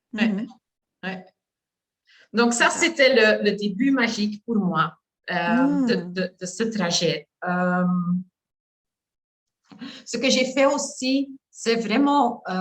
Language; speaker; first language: French; non-native, learner; Dutch